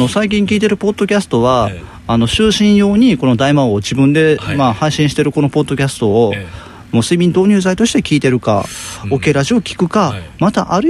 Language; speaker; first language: Japanese; native; Japanese